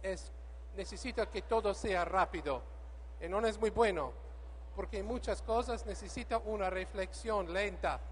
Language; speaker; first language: Spanish; non-native, learner; English